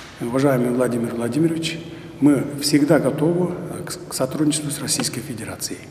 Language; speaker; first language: Russian; non-native, local second language; Kyrgyz